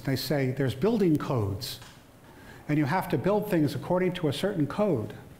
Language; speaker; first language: English; native; English